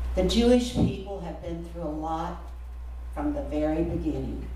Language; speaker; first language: English; native; English